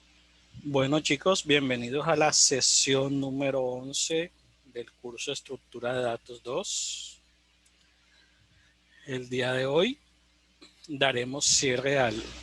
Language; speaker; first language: Spanish; native; Spanish